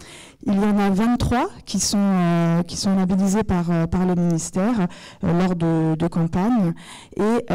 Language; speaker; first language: French; native; French